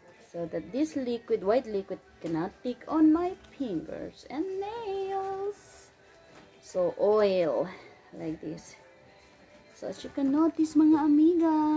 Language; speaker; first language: English; non-native, local second language; Chavacano